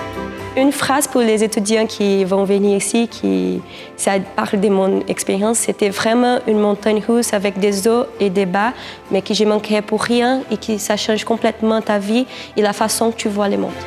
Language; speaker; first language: French; non-native, fluent; Portuguese